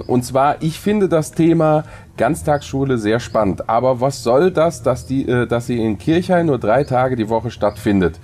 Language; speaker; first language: German; native; German